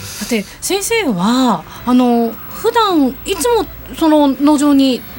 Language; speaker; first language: Japanese; native; Japanese